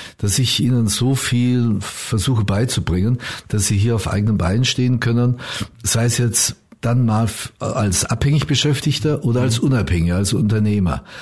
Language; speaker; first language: German; native; German